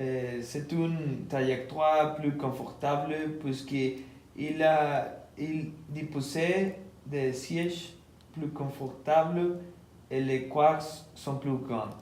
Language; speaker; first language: French; non-native, learner; Spanish